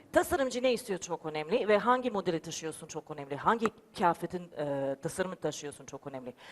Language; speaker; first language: Turkish; non-native, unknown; Serbian